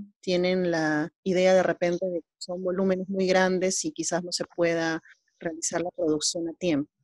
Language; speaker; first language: Spanish; native; Spanish